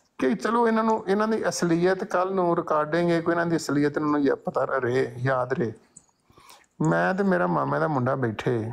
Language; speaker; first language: Punjabi; native; Punjabi